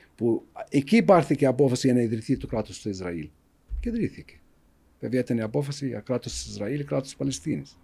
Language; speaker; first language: Greek; non-native, fluent; Arabic